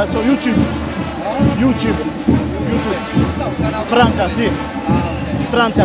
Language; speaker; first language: Portuguese; non-native, learner; French